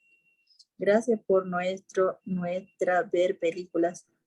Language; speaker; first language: Spanish; non-native, local second language; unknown